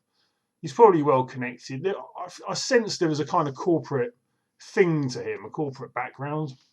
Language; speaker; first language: English; native; English